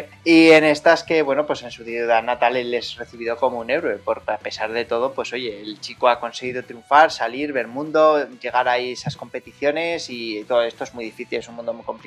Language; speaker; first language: Spanish; native; Spanish